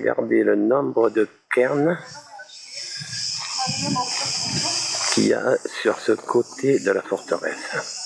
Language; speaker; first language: French; native; French